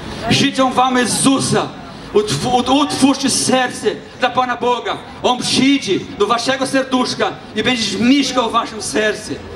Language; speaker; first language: Polish; non-native, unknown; Portuguese